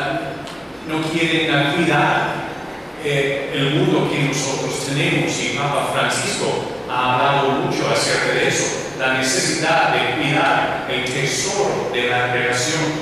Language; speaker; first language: Spanish; non-native, learner; English